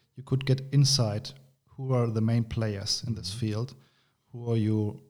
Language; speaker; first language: English; non-native, fluent; German